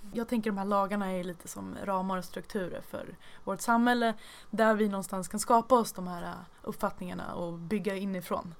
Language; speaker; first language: Swedish; native; Swedish